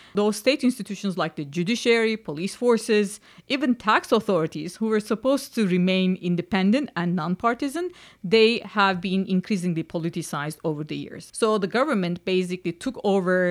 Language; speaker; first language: English; non-native, fluent; Turkish